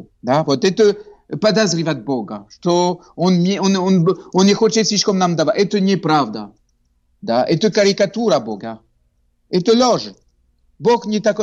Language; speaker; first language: Russian; non-native, fluent; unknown